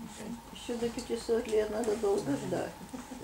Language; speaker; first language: Russian; native; Russian